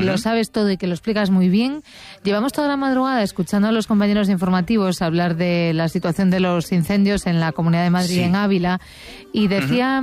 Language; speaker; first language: Spanish; native; Spanish